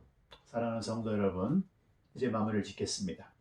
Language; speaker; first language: Korean; native; Korean